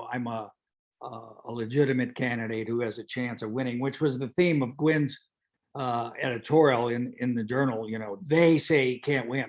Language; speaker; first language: English; native; English